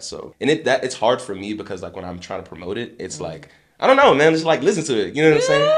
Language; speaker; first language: English; native; English